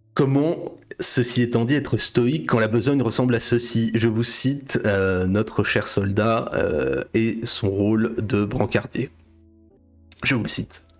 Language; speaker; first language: French; native; French